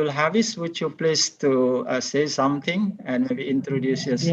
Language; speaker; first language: English; non-native, fluent; Indonesian